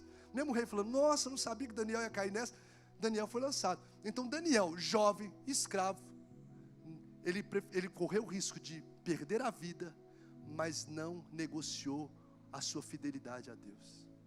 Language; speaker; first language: Portuguese; native; Portuguese